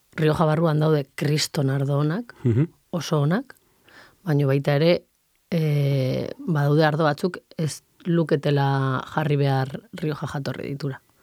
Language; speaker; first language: Basque; non-native, local second language; Spanish